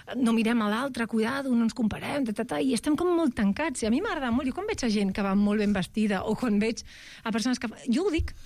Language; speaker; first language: Catalan; non-native, local second language; Spanish